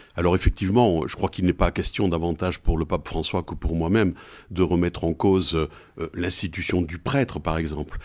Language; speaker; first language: French; native; French